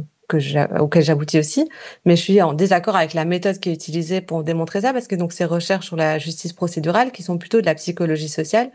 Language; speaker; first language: French; native; French